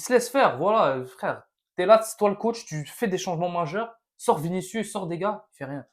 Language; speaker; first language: French; native; French